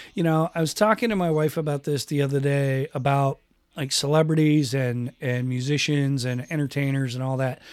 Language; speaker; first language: English; native; English